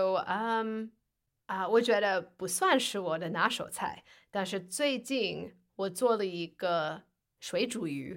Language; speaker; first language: Chinese; non-native, fluent; English